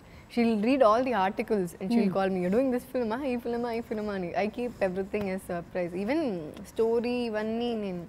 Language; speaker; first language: Telugu; non-native, fluent; Malayalam